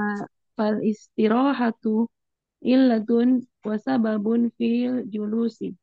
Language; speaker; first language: Arabic; non-native, learner; Indonesian